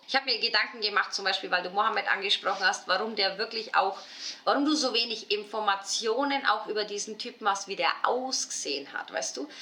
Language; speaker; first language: German; native; German